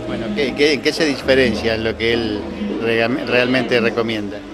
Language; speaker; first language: Spanish; native; Spanish